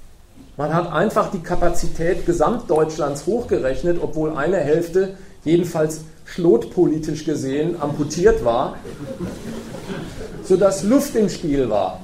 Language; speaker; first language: German; native; German